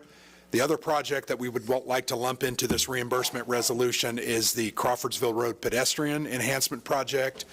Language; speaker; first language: English; native; English